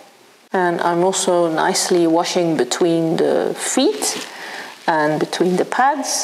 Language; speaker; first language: English; non-native, fluent; Dutch